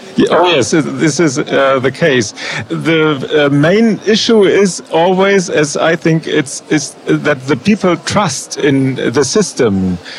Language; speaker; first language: English; non-native, fluent; German